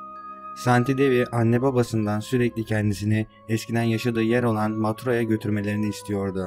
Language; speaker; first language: Turkish; native; Turkish